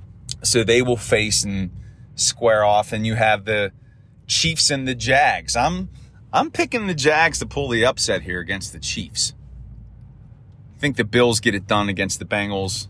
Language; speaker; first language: English; native; English